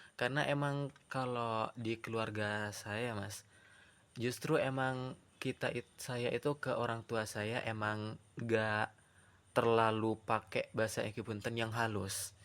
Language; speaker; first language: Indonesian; non-native, local second language; Madurese